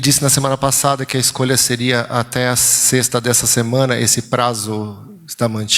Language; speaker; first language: Portuguese; native; Portuguese